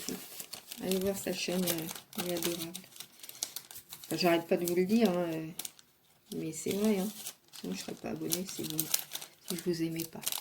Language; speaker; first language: French; native; French